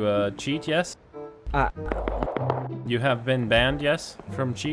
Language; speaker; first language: English; native; English